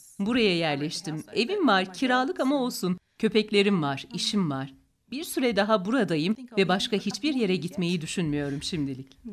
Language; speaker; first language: Turkish; non-native, fluent; English